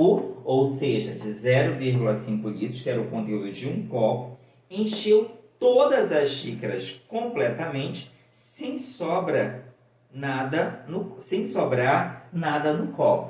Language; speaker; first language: Portuguese; native; Portuguese